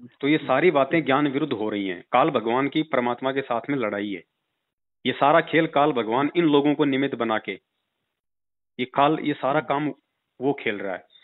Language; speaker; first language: Hindi; native; Hindi